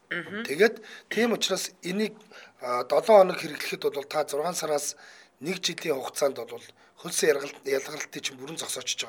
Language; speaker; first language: Mongolian; native; Mongolian